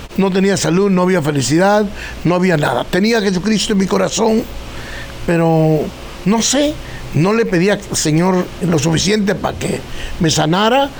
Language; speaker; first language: Spanish; native; Spanish